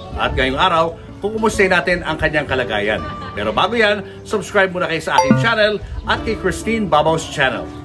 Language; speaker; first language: Filipino; native; Filipino